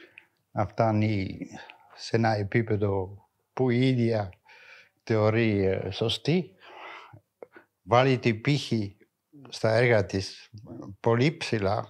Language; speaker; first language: Greek; non-native, fluent; French